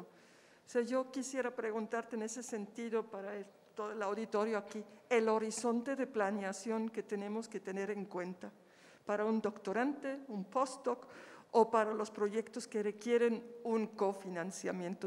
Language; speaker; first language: Spanish; native; Spanish